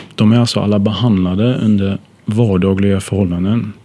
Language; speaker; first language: Swedish; non-native, fluent; German